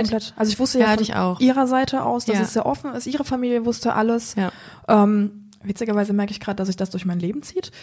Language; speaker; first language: German; native; German